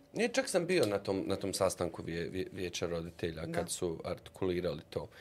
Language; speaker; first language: Bosnian; native; Bosnian